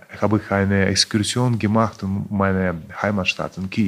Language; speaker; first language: German; non-native, fluent; Russian